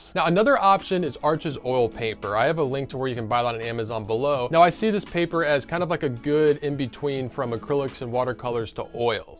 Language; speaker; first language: English; native; English